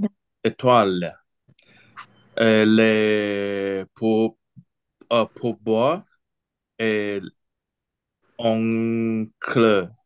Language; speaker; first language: French; non-native, learner; Chinese